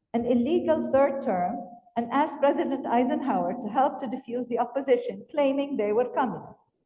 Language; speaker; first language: English; non-native, fluent; Arabic